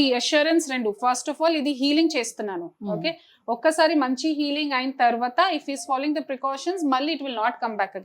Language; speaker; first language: Telugu; non-native, fluent; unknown